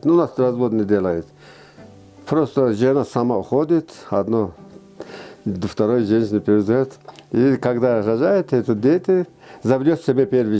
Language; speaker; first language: Russian; non-native, local second language; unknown